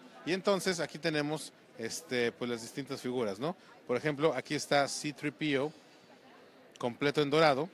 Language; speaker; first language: Spanish; native; Spanish